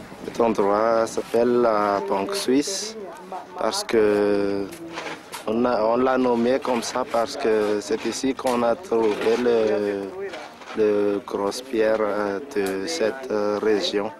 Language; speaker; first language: French; non-native, local second language; Malagasy